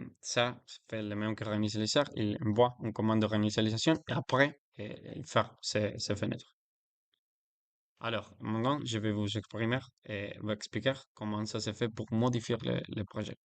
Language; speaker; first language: French; non-native, learner; Spanish